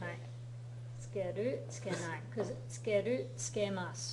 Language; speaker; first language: Japanese; non-native, fluent; English